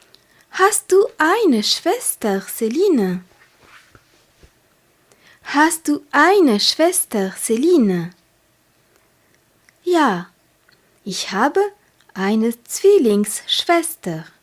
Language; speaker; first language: German; non-native, fluent; French